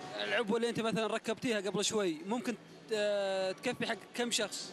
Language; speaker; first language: Arabic; native; Arabic